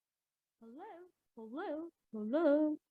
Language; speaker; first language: English; non-native, learner; Vietnamese